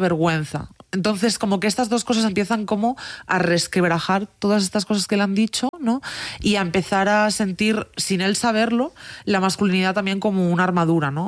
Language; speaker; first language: Spanish; native; Spanish